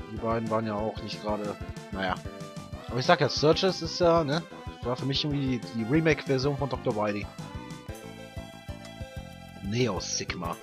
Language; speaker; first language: German; native; German